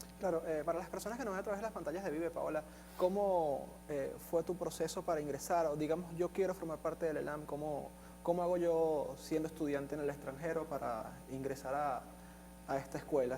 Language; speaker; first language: Spanish; native; Spanish